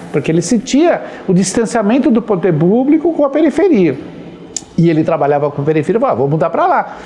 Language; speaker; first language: Portuguese; native; Portuguese